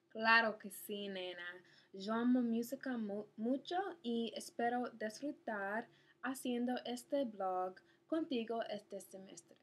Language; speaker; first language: Spanish; non-native, learner; English